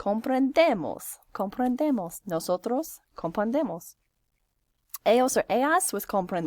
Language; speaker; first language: Spanish; non-native, fluent; English